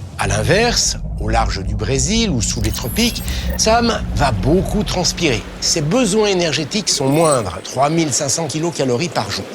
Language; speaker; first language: French; native; French